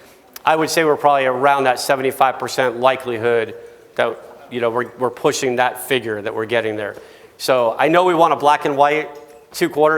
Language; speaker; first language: English; native; English